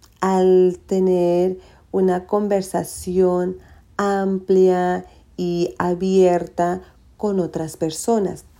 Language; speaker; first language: Spanish; early bilingual, heritage; Spanish